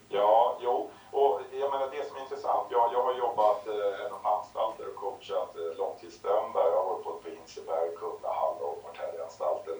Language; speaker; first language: Swedish; native; Swedish